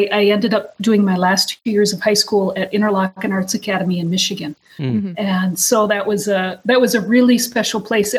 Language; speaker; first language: English; native; English